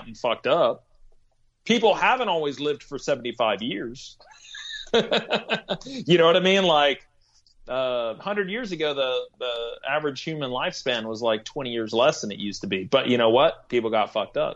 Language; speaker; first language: English; native; English